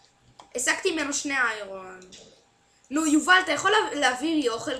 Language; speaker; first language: Hebrew; native; Hebrew